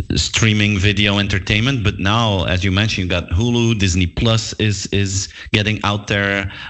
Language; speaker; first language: English; non-native, fluent; Dutch